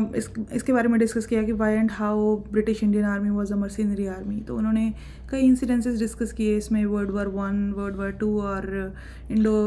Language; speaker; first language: Hindi; native; Hindi